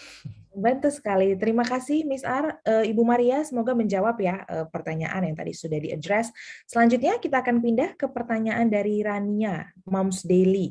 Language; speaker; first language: Indonesian; native; Indonesian